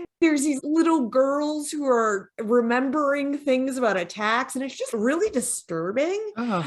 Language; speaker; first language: English; native; English